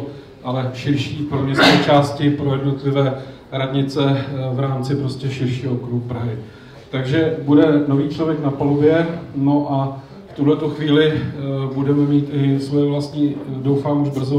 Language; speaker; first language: Czech; native; Czech